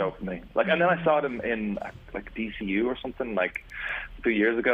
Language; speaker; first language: English; native; English